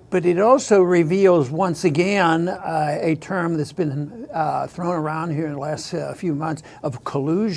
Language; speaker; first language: English; native; English